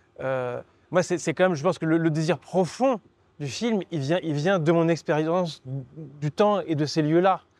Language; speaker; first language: French; native; French